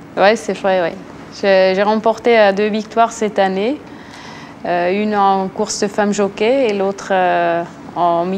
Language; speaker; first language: French; non-native, local second language; German